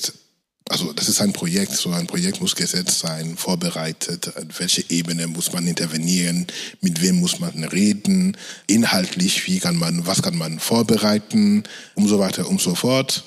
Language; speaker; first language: German; non-native, fluent; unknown